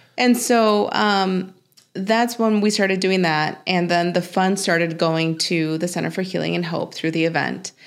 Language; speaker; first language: English; early bilingual, other home language; Spanish